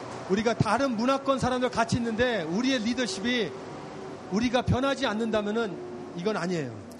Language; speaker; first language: Korean; early bilingual, heritage; Korean